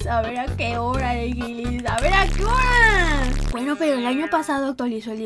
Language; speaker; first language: Spanish; native; Spanish